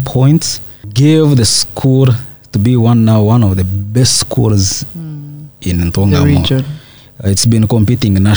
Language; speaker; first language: English; non-native, local second language; Nyankole